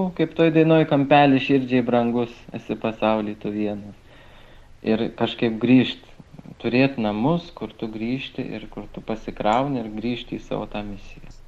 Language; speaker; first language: Lithuanian; native; Lithuanian